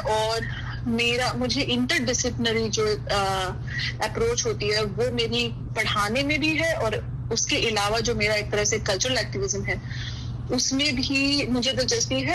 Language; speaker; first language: Urdu; native; Urdu